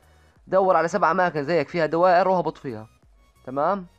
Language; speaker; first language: Arabic; native; Arabic